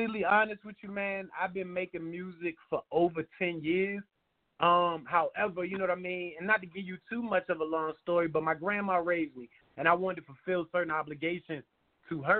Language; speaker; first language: English; native; English